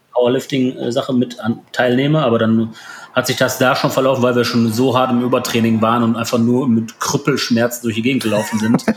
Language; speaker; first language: German; early bilingual, other home language; Polish